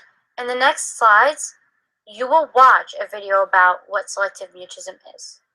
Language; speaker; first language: English; native; English